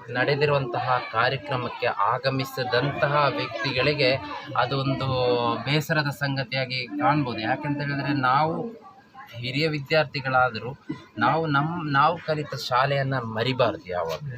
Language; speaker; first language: Kannada; non-native, local second language; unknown